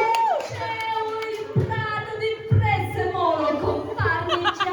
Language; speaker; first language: Italian; non-native, learner; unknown